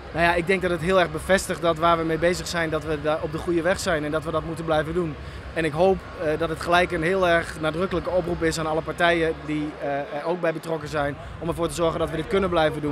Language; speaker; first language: Dutch; native; Dutch